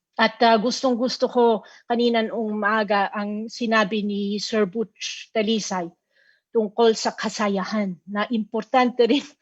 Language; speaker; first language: Filipino; non-native, fluent; German